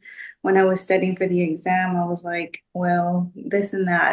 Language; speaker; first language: English; native; English